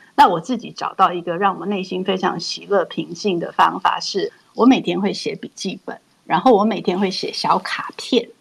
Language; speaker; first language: Chinese; native; Chinese